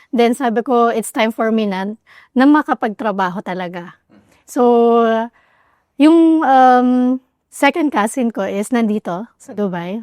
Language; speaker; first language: Filipino; native; Filipino